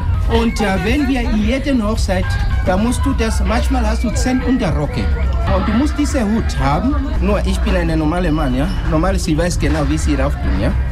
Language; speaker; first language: German; non-native, local second language; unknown